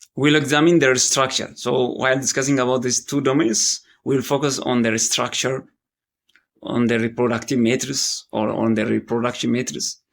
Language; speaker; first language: English; non-native, local second language; Amharic